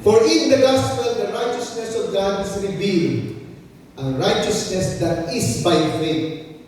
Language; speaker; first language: English; non-native, local second language; Filipino